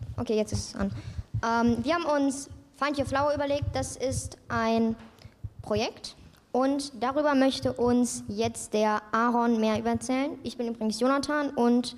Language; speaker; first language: German; native; German